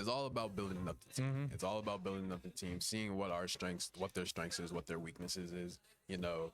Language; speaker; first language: English; native; English